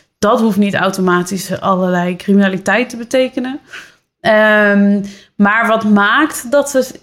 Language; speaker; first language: Dutch; native; Dutch